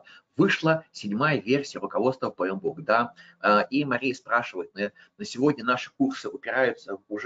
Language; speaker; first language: Russian; native; Russian